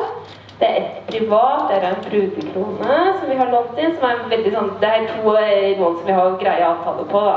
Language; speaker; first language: Norwegian; native; Norwegian